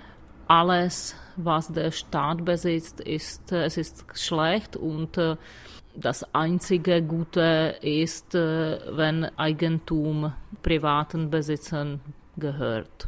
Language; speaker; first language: German; non-native, fluent; Czech